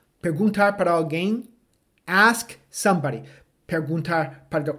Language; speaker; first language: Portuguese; non-native, fluent; English